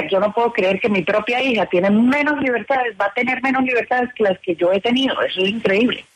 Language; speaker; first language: Spanish; native; Spanish